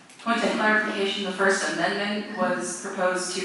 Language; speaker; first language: English; native; English